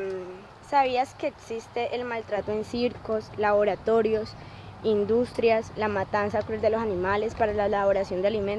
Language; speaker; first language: Spanish; native; Spanish